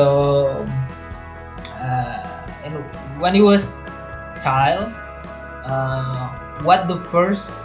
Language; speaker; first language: English; non-native, learner; Indonesian